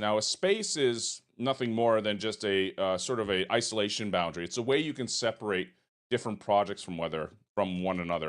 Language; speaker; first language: English; native; English